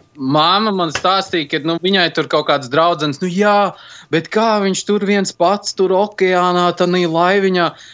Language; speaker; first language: Latvian; native; Latvian